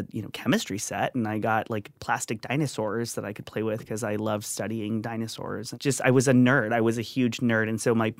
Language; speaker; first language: English; native; English